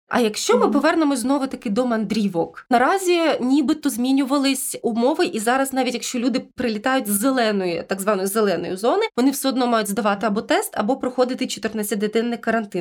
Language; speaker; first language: Ukrainian; native; Ukrainian